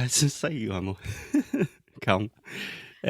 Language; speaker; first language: Portuguese; non-native, fluent; English